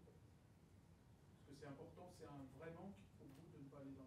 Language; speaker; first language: French; native; French